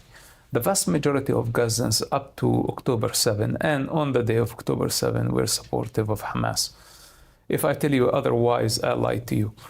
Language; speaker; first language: English; non-native, fluent; Arabic